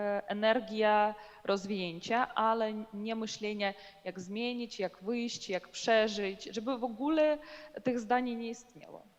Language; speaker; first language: Polish; non-native, learner; Ukrainian